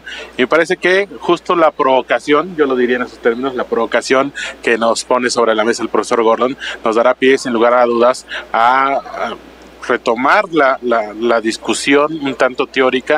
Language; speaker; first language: Spanish; native; Spanish